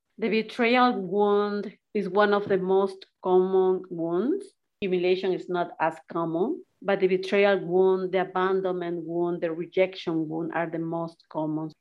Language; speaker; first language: English; non-native, fluent; Spanish